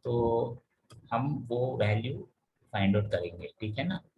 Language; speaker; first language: Hindi; non-native, local second language; Telugu